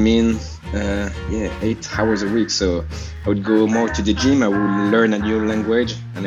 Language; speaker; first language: English; non-native, fluent; French